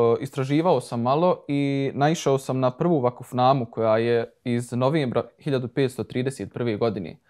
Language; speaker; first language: Croatian; native; Croatian